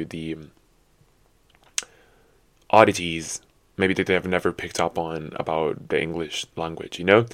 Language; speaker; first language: English; non-native, fluent; Italian